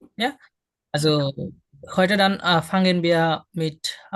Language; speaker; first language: German; non-native, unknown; Bangla